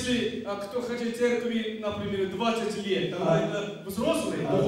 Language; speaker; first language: Russian; non-native, learner; Korean